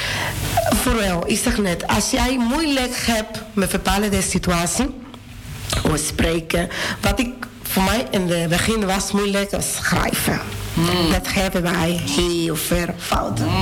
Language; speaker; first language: Dutch; non-native, fluent; Spanish